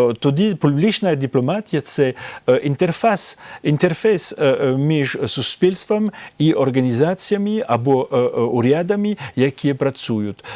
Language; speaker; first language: Ukrainian; non-native, fluent; French